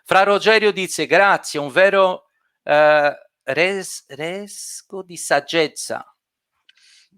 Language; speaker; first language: Italian; non-native, fluent; Portuguese